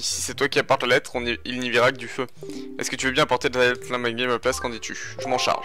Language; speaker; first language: French; native; French